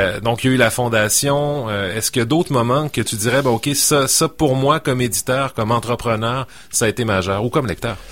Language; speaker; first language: French; native; French